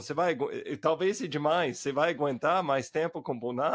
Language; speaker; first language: Portuguese; non-native, fluent; English